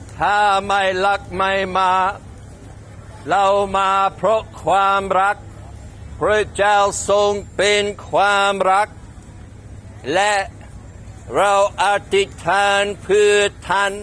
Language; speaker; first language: Thai; non-native, fluent; English